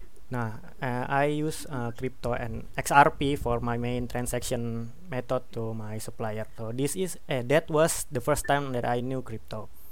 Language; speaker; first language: English; non-native, learner; Indonesian